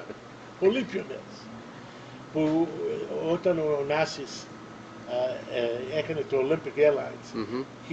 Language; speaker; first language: Greek; early bilingual, other home language; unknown